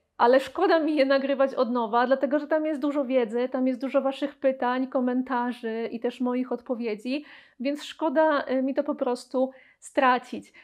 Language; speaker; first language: Polish; native; Polish